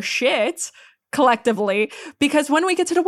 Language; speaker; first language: English; non-native, fluent; Polish